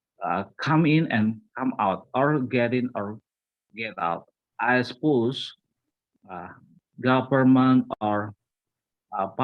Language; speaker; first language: English; non-native, learner; Indonesian